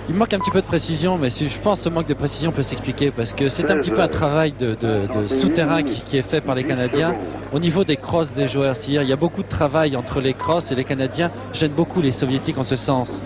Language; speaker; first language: French; native; French